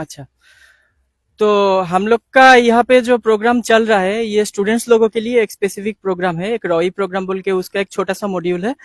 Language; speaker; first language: Hindi; non-native, local second language; Bangla